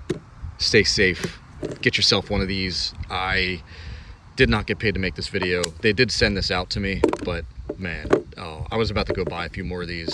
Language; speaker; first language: English; native; English